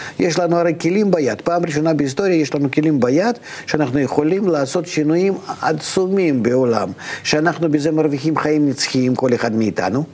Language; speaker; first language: Hebrew; non-native, fluent; Russian